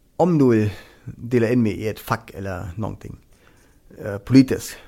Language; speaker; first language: Swedish; non-native, fluent; German